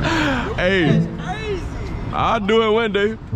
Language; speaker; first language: English; native; English